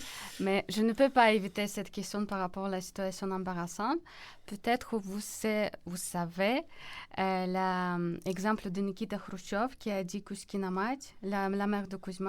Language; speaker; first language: French; non-native, fluent; Polish